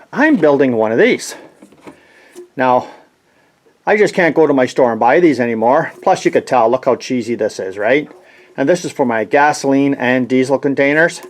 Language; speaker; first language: English; native; English